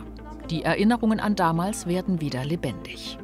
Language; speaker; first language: German; native; German